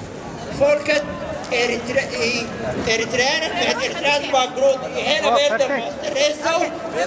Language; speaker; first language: Swedish; non-native, learner; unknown